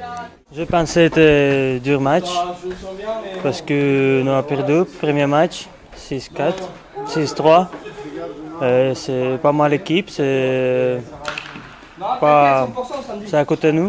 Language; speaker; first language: French; non-native, learner; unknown